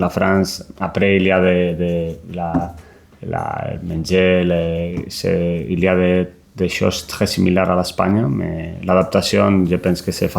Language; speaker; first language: French; non-native, learner; Spanish